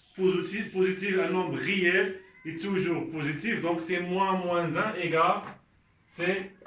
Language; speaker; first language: French; non-native, local second language; Arabic